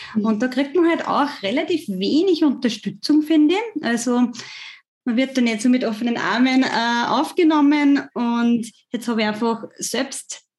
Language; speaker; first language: German; native; German